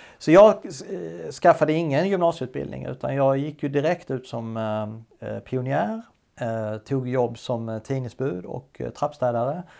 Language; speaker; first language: Swedish; native; Swedish